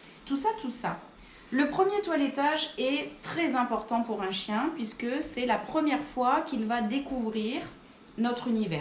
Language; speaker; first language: French; native; French